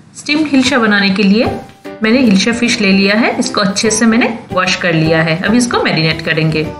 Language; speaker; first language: Hindi; non-native, local second language; Bangla